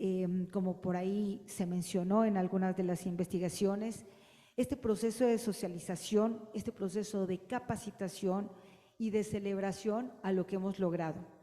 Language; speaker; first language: Spanish; native; Spanish